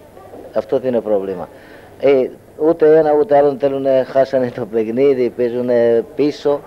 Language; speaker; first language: Greek; non-native, learner; Hungarian